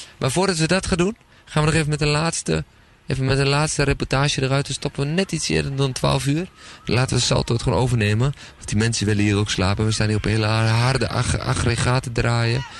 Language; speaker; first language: Dutch; native; Dutch